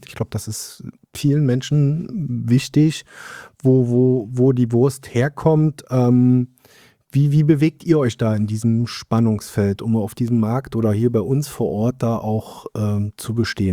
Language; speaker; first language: German; native; German